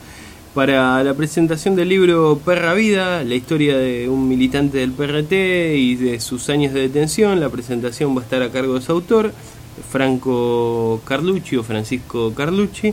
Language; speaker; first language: Spanish; native; Spanish